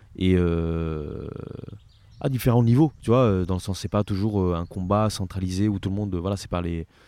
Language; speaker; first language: French; non-native, fluent; Italian